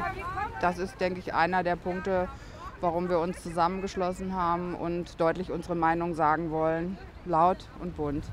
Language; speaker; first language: German; native; German